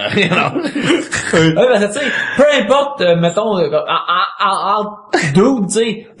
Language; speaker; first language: French; native; French